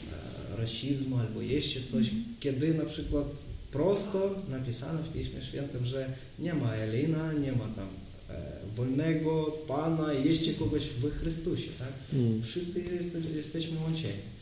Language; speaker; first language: Polish; non-native, learner; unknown